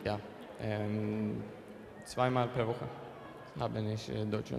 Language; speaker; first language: German; non-native, learner; Swedish